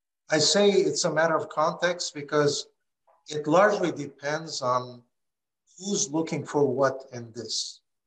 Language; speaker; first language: English; early bilingual, other home language; Armenian